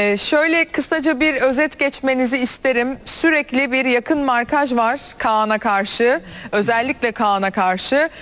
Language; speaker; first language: Turkish; native; Turkish